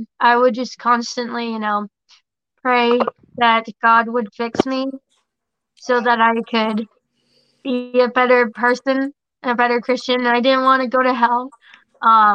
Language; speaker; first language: English; native; English